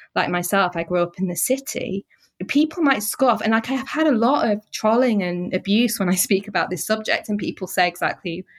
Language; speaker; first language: English; native; English